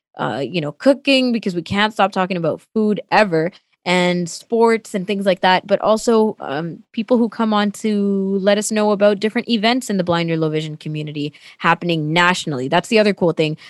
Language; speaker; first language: English; non-native, fluent; Tamil